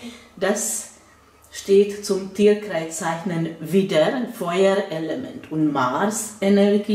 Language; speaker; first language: German; non-native, fluent; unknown